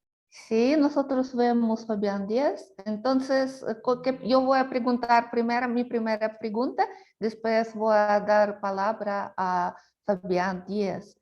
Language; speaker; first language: Spanish; non-native, fluent; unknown